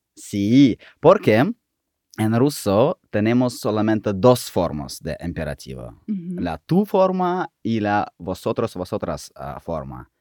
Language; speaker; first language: Spanish; non-native, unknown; Russian